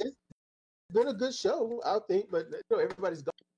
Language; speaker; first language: English; native; English